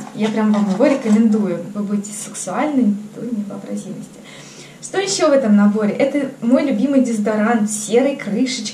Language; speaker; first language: Russian; native; Russian